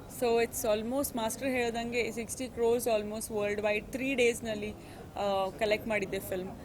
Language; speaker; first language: Kannada; native; Kannada